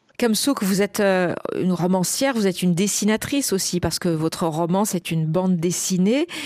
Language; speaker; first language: French; native; French